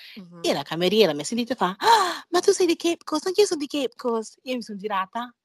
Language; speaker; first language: Italian; native; Italian